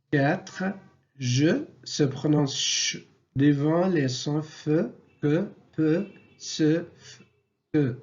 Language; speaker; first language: French; non-native, local second language; Arabic